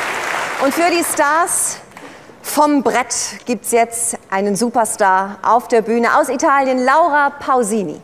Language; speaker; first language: German; native; German